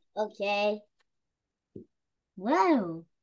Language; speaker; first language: English; non-native, learner; Korean